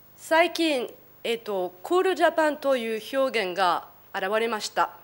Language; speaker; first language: Japanese; non-native, fluent; French